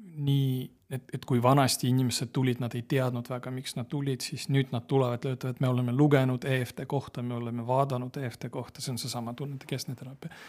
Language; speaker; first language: Estonian; non-native, local second language; Russian